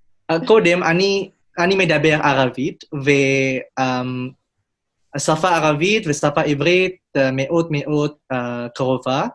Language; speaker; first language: Hebrew; non-native, learner; Indonesian